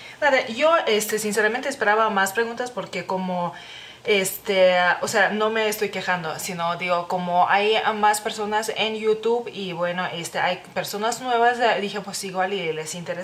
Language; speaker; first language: Spanish; non-native, fluent; Lithuanian